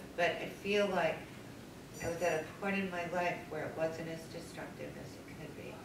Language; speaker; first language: English; native; English